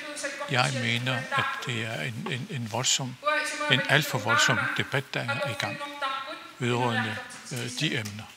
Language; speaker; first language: Danish; non-native, local second language; Kalaallisut